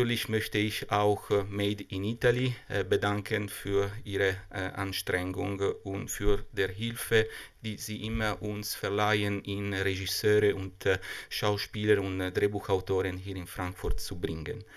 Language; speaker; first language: German; non-native, fluent; Italian